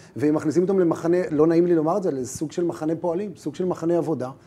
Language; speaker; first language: Hebrew; native; Hebrew